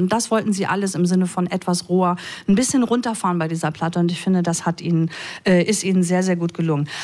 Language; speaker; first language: German; native; German